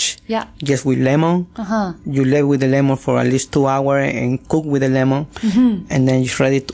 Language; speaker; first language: English; non-native, learner; Spanish